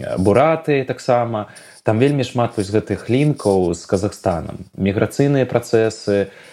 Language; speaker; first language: Belarusian; non-native, local second language; Russian